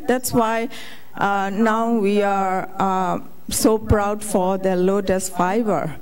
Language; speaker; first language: English; non-native, fluent; Burmese